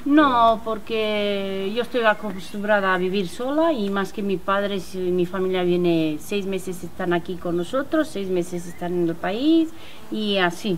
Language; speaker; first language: Spanish; non-native, fluent; Romanian